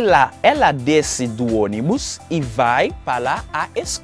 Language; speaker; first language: Portuguese; non-native, fluent; Haitian Creole